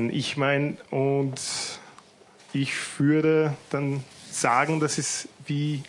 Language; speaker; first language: German; non-native, fluent; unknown